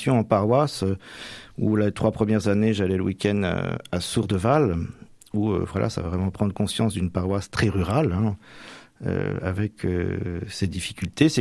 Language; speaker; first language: French; native; French